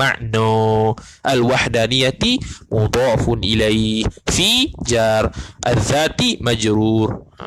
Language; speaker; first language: Arabic; non-native, fluent; Malay